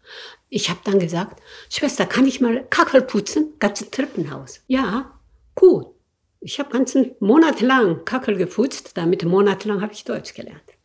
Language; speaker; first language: German; non-native, learner; Korean